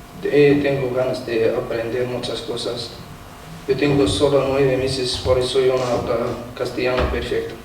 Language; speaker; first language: Spanish; non-native, learner; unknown